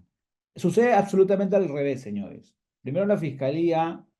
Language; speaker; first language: Spanish; native; Spanish